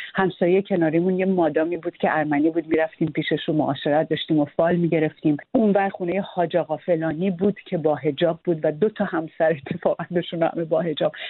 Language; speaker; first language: Persian; native; Persian